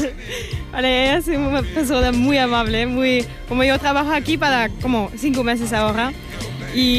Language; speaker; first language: Spanish; non-native, learner; German